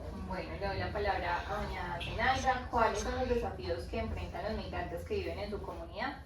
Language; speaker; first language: Spanish; native; Spanish